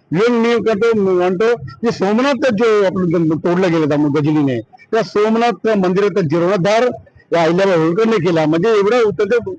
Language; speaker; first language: Marathi; non-native, local second language; Hindi